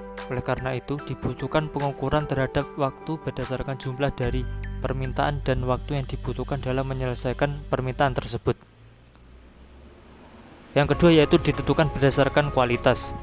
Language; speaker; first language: Indonesian; native; Indonesian